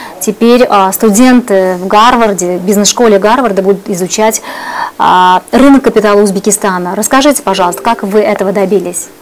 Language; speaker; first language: Russian; non-native, local second language; Uzbek